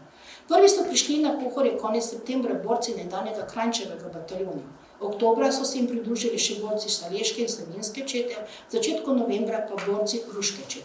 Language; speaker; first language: Slovenian; native; Slovenian